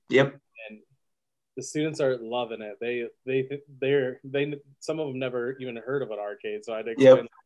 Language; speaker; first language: English; native; English